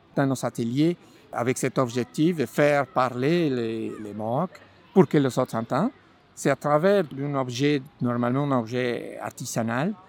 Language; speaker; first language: French; non-native, fluent; Spanish